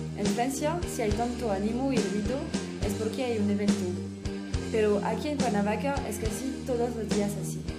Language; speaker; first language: Spanish; non-native, fluent; French